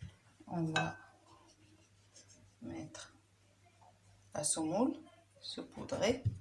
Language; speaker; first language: French; non-native, local second language; Arabic